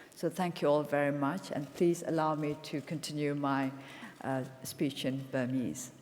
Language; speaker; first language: English; non-native, fluent; Burmese